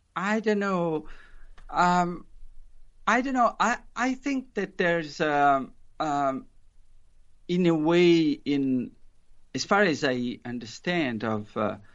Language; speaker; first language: English; non-native, fluent; Italian